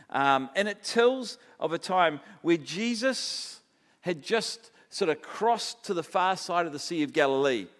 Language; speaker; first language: English; native; English